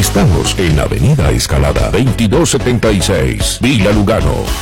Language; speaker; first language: Spanish; native; Spanish